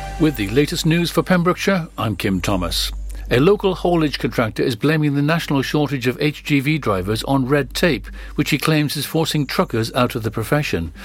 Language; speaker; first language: English; native; English